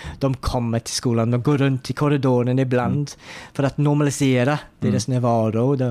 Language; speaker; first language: Swedish; non-native, fluent; English